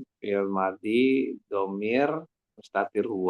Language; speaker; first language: Arabic; non-native, learner; Indonesian